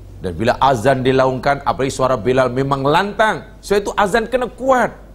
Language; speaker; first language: Malay; native; Malay